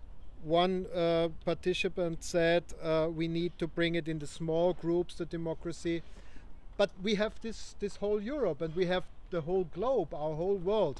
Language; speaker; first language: English; non-native, fluent; German